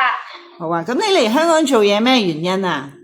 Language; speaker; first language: Cantonese; native; Cantonese